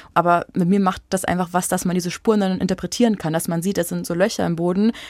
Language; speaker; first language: German; native; German